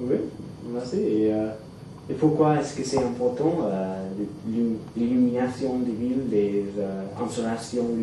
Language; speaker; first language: French; non-native, fluent; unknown